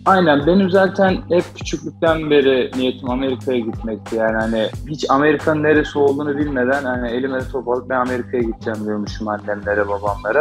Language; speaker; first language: Turkish; native; Turkish